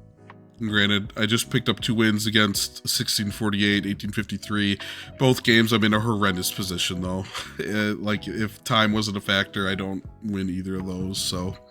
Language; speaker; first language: English; native; English